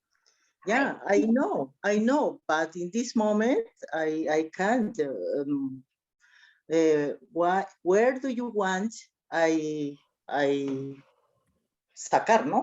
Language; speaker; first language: English; non-native, learner; Spanish